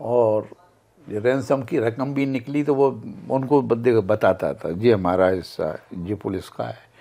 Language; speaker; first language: Hindi; native; Hindi